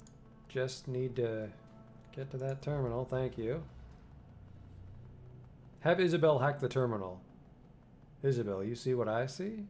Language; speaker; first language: English; native; English